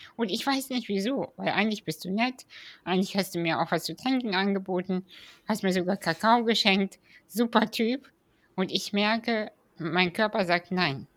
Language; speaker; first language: German; early bilingual, other home language; Russian